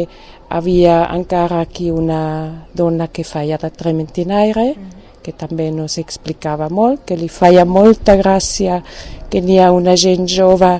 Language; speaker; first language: Catalan; non-native, fluent; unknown